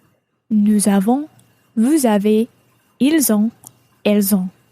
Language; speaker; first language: French; non-native, learner; English